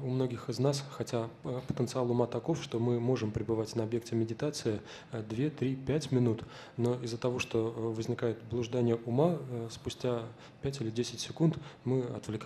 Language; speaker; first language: Russian; native; Russian